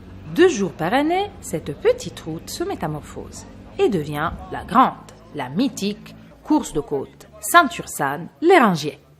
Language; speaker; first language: French; native; French